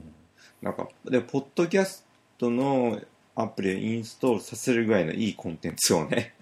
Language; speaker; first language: Japanese; native; Japanese